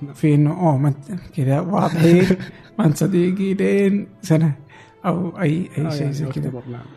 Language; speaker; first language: Arabic; native; Arabic